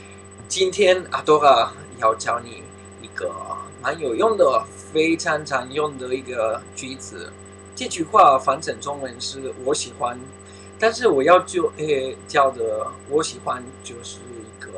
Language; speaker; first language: Chinese; non-native, fluent; Spanish